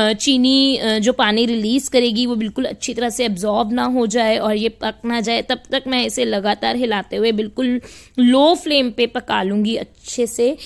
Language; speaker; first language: Hindi; native; Hindi